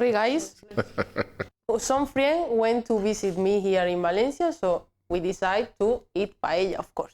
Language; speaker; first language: English; non-native, learner; Spanish